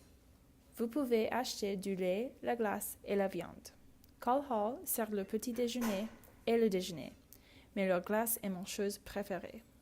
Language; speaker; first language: French; non-native, learner; English